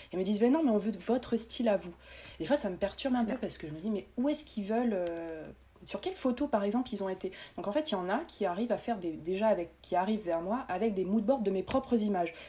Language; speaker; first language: French; native; French